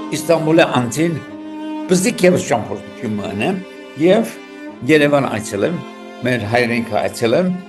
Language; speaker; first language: Armenian; early bilingual, heritage; Armenian